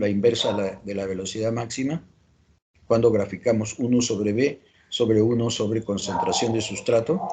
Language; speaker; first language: Spanish; native; Spanish